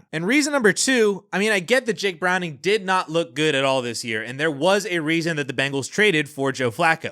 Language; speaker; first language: English; native; English